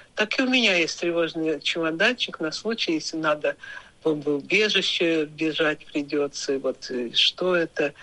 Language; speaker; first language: Russian; native; Russian